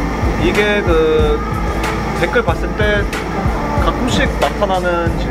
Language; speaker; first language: Korean; early bilingual, heritage; English